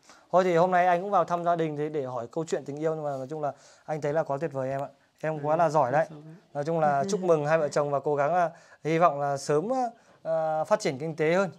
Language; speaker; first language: Vietnamese; native; Vietnamese